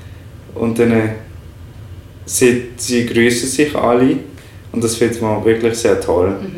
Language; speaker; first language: German; non-native, fluent; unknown